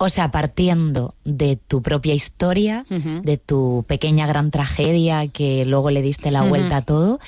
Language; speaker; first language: Spanish; native; Spanish